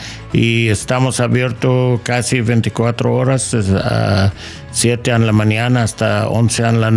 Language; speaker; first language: Spanish; non-native, learner; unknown